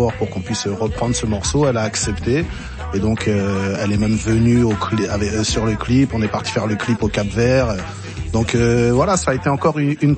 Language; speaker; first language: French; native; French